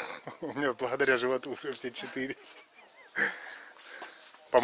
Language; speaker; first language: Russian; native; Russian